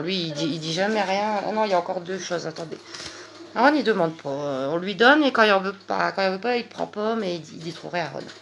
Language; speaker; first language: French; native; French